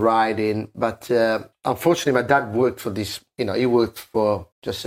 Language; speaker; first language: English; non-native, fluent; Italian